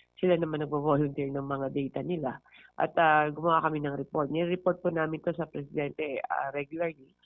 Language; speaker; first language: Filipino; non-native, local second language; Hiligaynon